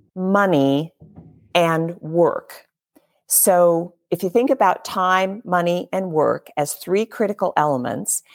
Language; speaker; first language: English; native; English